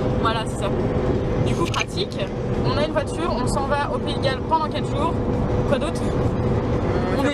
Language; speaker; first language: French; native; French